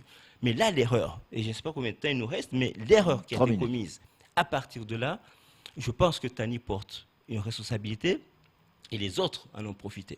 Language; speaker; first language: French; native; French